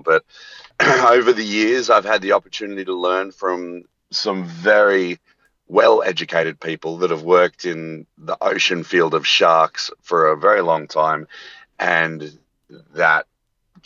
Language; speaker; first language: English; native; English